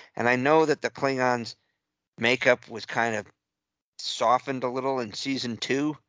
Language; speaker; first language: English; native; English